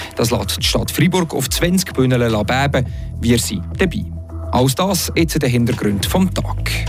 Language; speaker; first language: German; native; German